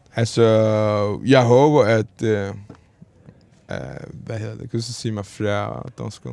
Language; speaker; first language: Danish; non-native, local second language; Faroese